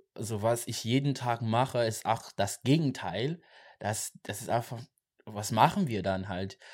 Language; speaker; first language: German; non-native, learner; Xhosa